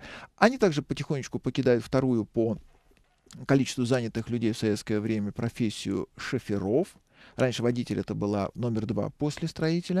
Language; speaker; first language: Russian; native; Russian